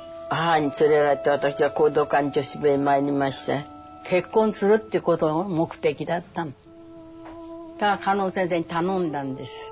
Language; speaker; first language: Japanese; native; Japanese